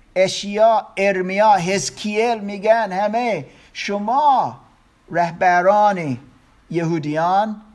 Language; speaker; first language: Persian; non-native, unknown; German